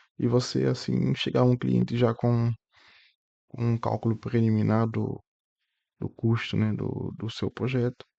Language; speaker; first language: Portuguese; non-native, local second language; Kabuverdianu